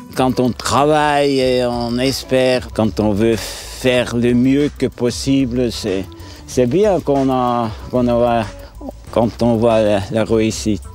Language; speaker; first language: French; non-native, local second language; Swiss German